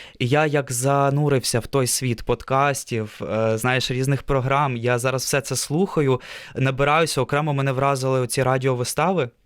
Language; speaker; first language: Ukrainian; non-native, local second language; Russian